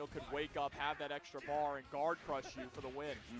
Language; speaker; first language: English; native; English